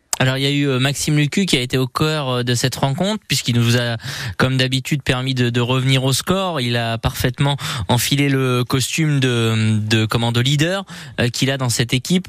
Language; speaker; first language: French; native; French